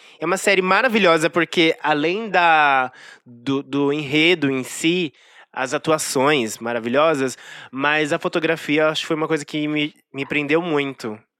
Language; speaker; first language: Portuguese; native; Portuguese